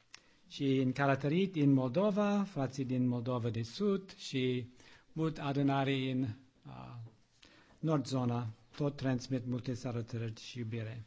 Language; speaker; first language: Romanian; non-native, learner; English